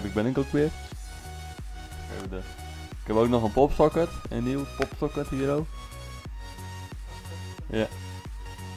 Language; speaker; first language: Dutch; native; Dutch